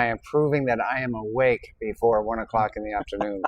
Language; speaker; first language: English; native; English